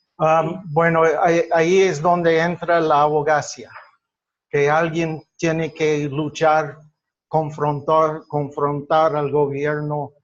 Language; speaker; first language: Spanish; non-native, fluent; English